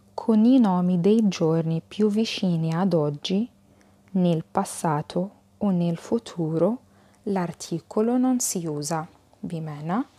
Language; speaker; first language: Italian; non-native, fluent; Arabic